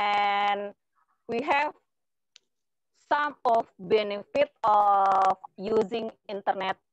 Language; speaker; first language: English; non-native, learner; Indonesian